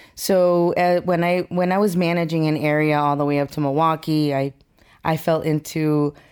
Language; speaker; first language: English; early bilingual, other home language; Spanish